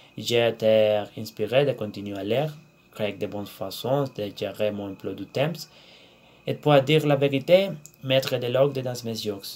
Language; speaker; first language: French; non-native, learner; Spanish